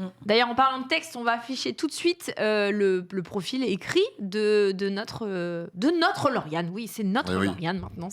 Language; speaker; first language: French; native; French